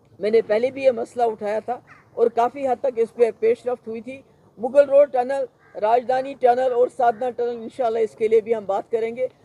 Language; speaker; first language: Urdu; non-native, local second language; Kashmiri